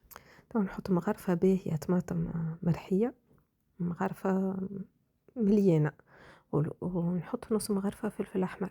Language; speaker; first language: Arabic; native; Arabic